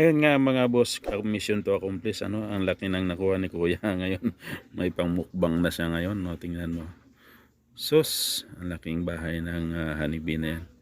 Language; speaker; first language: Filipino; non-native, local second language; Cebuano